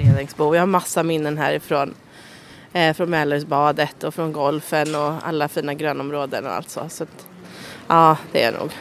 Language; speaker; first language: Swedish; native; Swedish